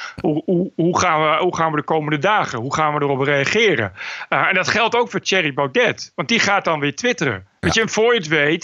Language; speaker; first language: Dutch; native; Dutch